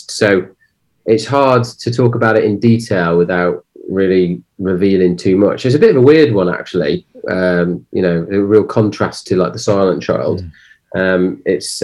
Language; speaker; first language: English; native; English